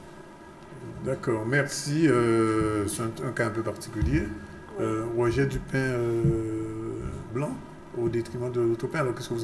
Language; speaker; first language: French; native; French